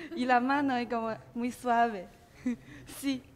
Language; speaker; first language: Spanish; non-native, learner; Chinese